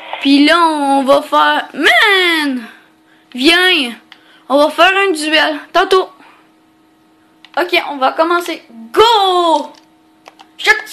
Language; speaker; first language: French; native; French